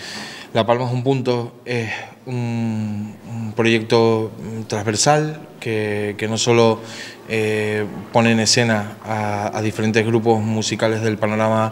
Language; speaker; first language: Spanish; native; Spanish